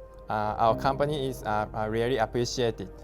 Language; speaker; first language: English; non-native, learner; Japanese